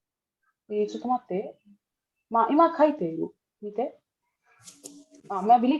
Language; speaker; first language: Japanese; non-native, fluent; Hindi